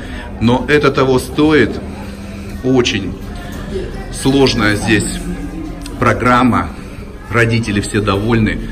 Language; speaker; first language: Russian; native; Russian